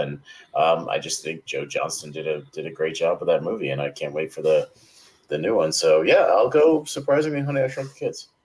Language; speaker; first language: English; native; English